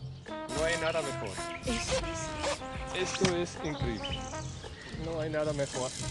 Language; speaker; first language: Spanish; non-native, fluent; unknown